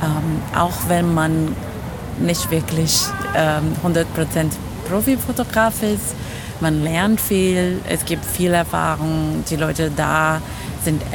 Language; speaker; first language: German; non-native, fluent; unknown